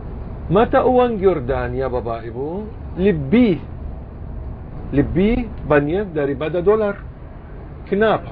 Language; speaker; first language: Indonesian; non-native, fluent; Arabic